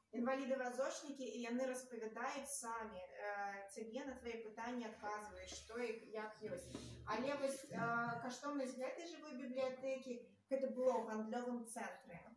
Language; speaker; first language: Belarusian; non-native, local second language; Russian